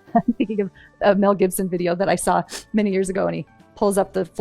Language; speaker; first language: English; native; English